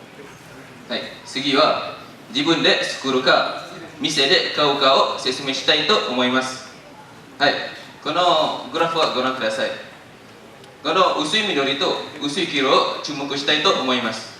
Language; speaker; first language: Japanese; non-native, learner; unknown